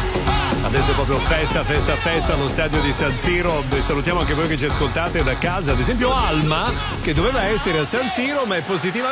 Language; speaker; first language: Italian; native; Italian